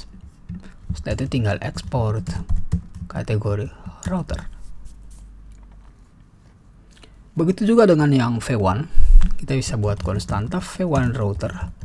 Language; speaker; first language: Indonesian; native; Indonesian